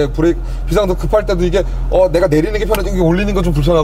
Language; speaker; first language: Korean; native; Korean